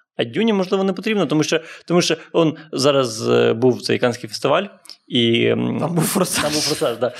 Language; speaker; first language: Ukrainian; non-native, local second language; Russian